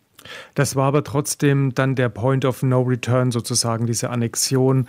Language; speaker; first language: German; native; German